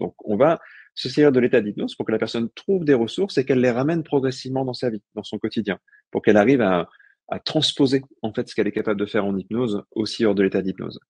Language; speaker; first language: French; native; French